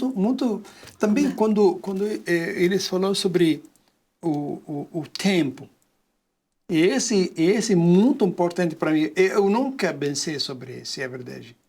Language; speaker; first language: Portuguese; non-native, learner; Arabic